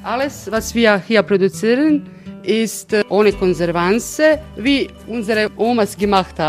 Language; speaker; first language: German; non-native, fluent; Croatian